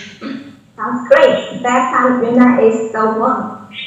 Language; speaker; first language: English; non-native, learner; Chinese